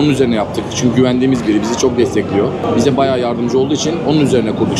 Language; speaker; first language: Turkish; native; Turkish